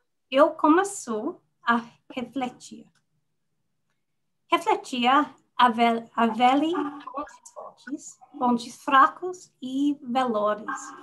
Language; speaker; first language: Portuguese; non-native, learner; English